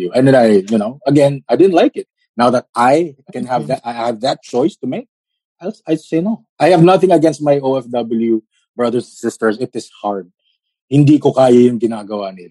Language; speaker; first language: English; non-native, local second language; Filipino